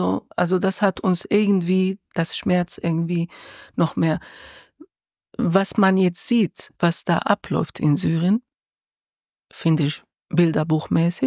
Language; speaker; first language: German; non-native, learner; Arabic